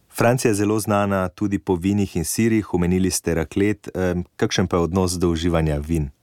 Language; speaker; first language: Slovenian; native; Slovenian